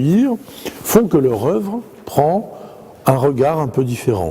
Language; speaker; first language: French; native; French